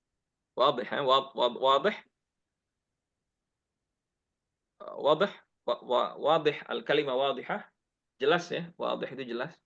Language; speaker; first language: Arabic; non-native, fluent; Indonesian